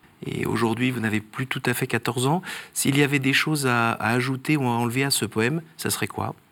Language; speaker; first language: French; native; French